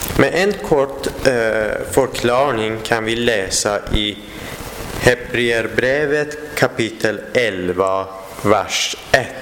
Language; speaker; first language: Swedish; non-native, fluent; Persian